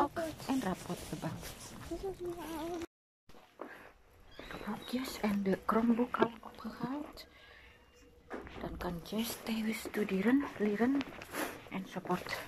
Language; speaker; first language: Dutch; non-native, learner; Indonesian